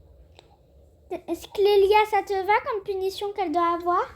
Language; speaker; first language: French; native; French